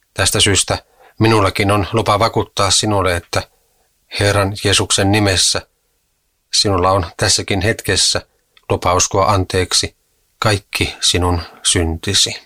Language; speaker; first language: Finnish; native; Finnish